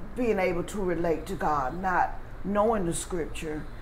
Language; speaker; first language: English; native; English